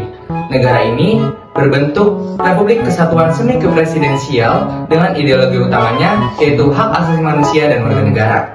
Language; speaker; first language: Indonesian; native; Indonesian